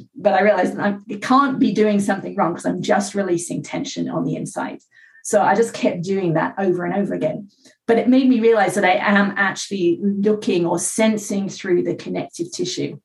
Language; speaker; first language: English; native; English